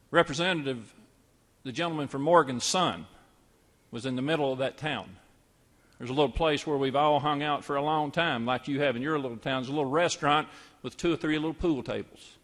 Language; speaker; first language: English; native; English